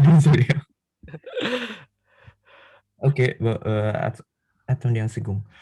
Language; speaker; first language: French; non-native, fluent; Indonesian